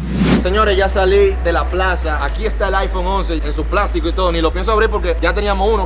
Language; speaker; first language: Spanish; native; Spanish